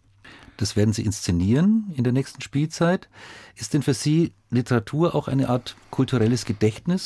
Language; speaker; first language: German; native; German